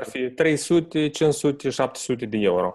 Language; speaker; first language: Romanian; native; Romanian